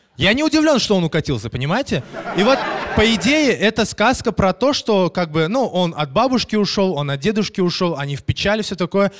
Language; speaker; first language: Russian; native; Russian